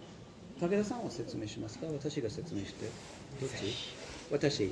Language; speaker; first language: Japanese; non-native, fluent; English